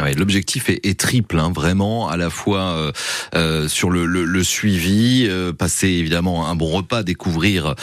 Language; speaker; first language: French; native; French